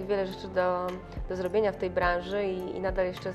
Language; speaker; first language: Polish; native; Polish